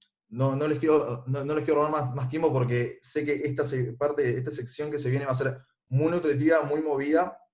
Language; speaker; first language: Spanish; native; Spanish